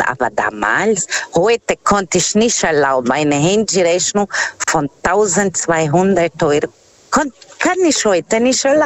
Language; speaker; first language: German; non-native, fluent; Portuguese